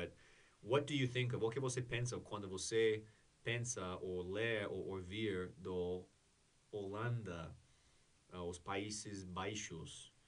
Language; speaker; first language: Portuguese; non-native, learner; English